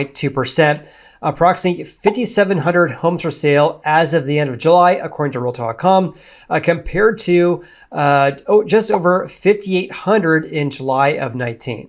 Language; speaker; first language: English; native; English